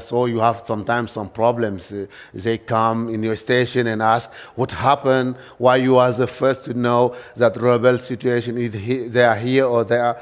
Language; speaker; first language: English; non-native, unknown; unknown